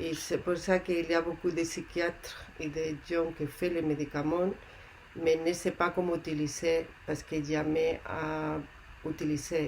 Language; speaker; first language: French; non-native, learner; Spanish